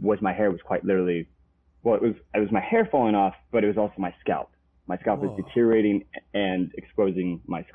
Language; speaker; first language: English; native; English